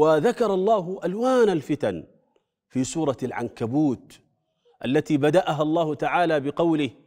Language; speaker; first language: Arabic; native; Arabic